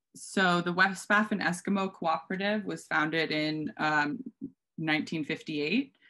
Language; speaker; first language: English; native; English